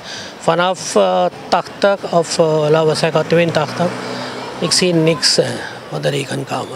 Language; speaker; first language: Dutch; non-native, local second language; Sranan Tongo